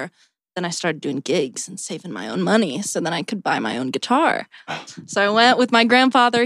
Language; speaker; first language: English; native; English